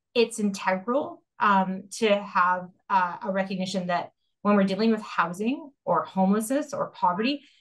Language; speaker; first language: English; native; English